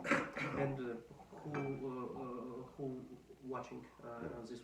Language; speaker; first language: English; non-native, learner; Russian